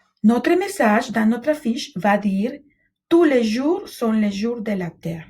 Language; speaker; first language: French; non-native, fluent; Spanish